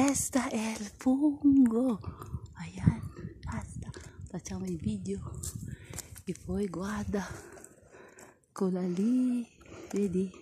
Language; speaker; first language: Italian; non-native, learner; Filipino